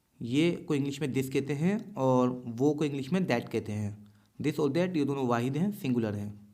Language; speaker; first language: Urdu; native; Urdu